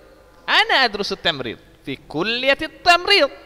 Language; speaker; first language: Arabic; non-native, fluent; Indonesian